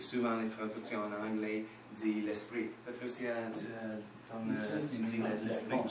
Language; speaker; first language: French; non-native, fluent; English